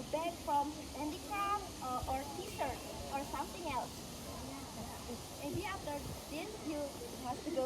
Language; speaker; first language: English; non-native, learner; Indonesian